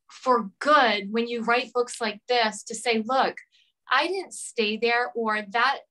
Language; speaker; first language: English; native; English